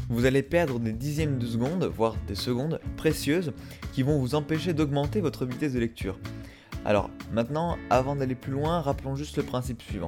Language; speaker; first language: French; native; French